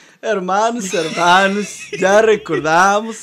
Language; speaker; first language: Spanish; native; Spanish